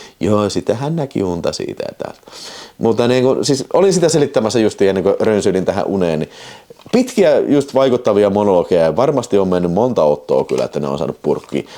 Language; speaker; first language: Finnish; native; Finnish